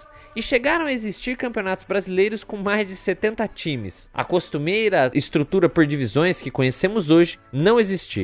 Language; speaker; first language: Portuguese; native; Portuguese